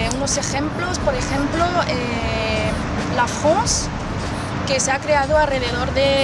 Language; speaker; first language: Spanish; non-native, fluent; French